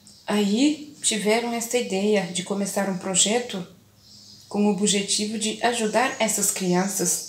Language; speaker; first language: Portuguese; non-native, local second language; Kabuverdianu